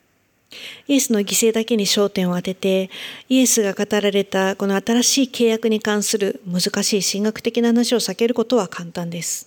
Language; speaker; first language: Japanese; native; Japanese